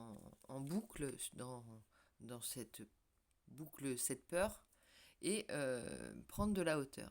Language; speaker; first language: French; native; French